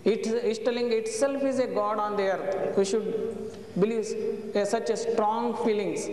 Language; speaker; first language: English; non-native, local second language; Kannada